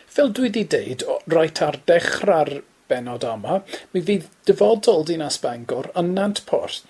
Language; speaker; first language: Welsh; native; Welsh